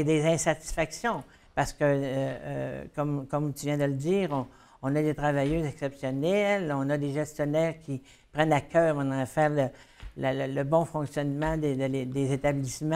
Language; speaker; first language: French; native; French